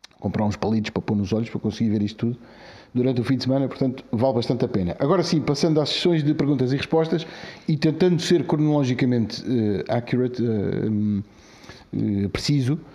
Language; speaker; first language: Portuguese; native; Portuguese